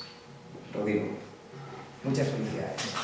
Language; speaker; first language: Spanish; native; Spanish